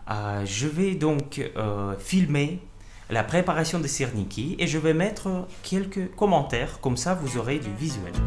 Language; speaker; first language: French; non-native, fluent; Russian